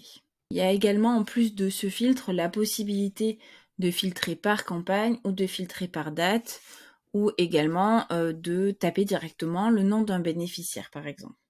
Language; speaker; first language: French; native; French